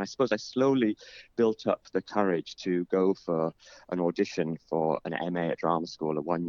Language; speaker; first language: English; native; English